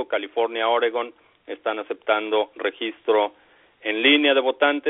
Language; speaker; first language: Spanish; native; Spanish